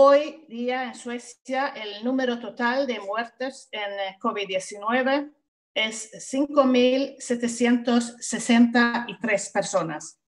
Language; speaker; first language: Spanish; non-native, fluent; Swedish